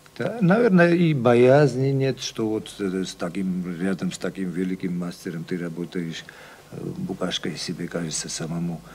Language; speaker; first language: Russian; non-native, local second language; Georgian